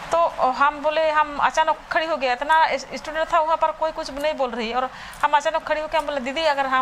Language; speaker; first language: Hindi; non-native, local second language; Santali